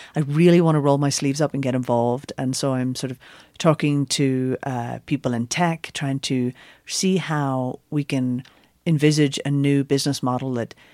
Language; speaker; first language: English; native; English